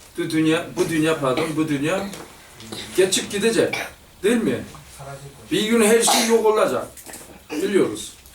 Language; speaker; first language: Turkish; non-native, fluent; Korean